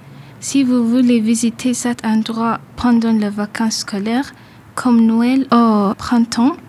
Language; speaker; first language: French; non-native, learner; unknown